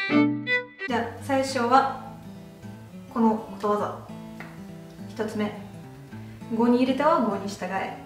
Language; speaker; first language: Japanese; non-native, fluent; Russian